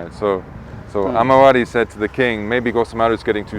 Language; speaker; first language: English; native; English